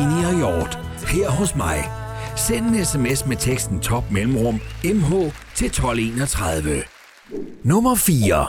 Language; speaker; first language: Danish; native; Danish